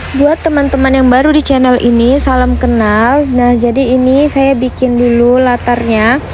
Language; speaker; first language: Indonesian; native; Indonesian